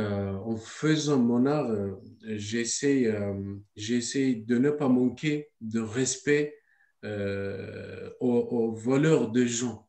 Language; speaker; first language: French; non-native, learner; Turkish